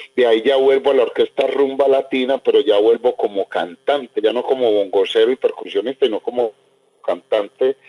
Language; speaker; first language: Spanish; native; Spanish